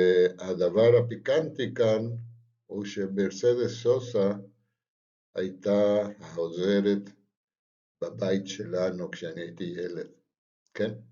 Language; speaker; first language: Hebrew; non-native, fluent; Spanish